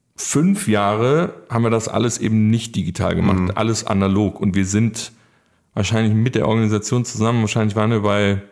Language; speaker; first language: German; native; German